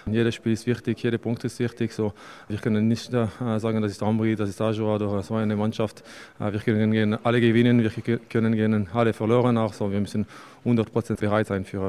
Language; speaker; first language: German; non-native, fluent; French